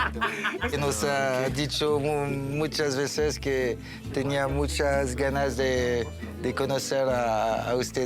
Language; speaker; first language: Spanish; non-native, learner; French